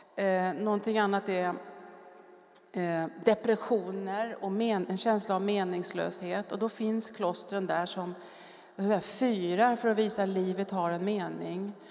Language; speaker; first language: Swedish; native; Swedish